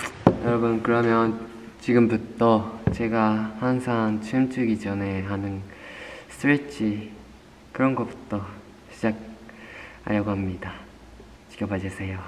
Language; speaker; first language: Korean; non-native, fluent; Japanese